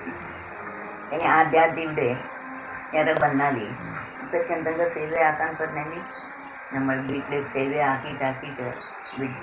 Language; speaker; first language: Malayalam; non-native, local second language; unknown